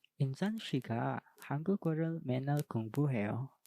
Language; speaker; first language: Korean; non-native, fluent; Indonesian